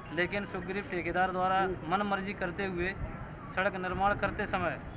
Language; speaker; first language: Hindi; native; Hindi